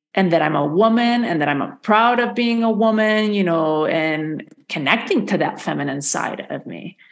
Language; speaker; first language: English; non-native, fluent; Spanish